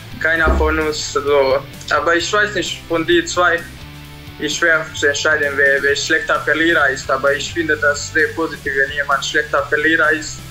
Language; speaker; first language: German; non-native, fluent; Serbian